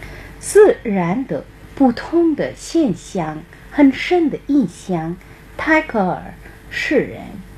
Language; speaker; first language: Chinese; non-native, fluent; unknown